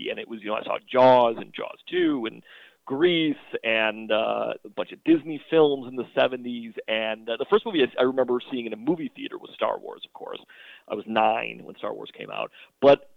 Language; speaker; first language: English; native; English